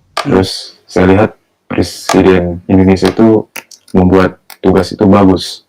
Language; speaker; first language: Indonesian; early bilingual, heritage; Indonesian